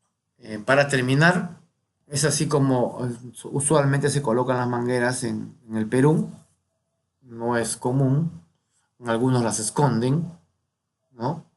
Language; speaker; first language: Spanish; native; Spanish